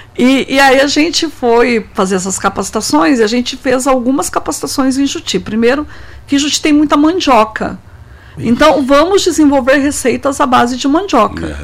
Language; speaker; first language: Portuguese; native; Portuguese